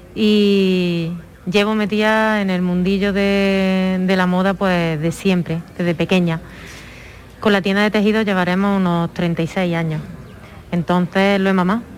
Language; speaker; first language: Spanish; native; Spanish